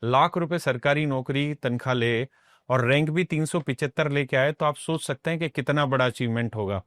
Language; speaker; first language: Hindi; non-native, local second language; Punjabi